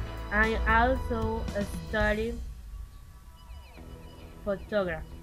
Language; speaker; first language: English; non-native, learner; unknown